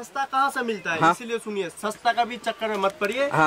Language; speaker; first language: Hindi; non-native, local second language; Bangla